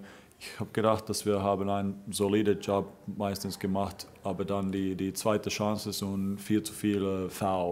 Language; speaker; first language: German; non-native, fluent; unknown